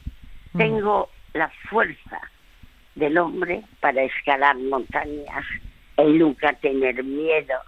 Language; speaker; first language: Spanish; early bilingual, other home language; French